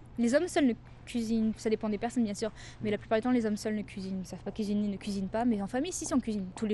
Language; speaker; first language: French; native; French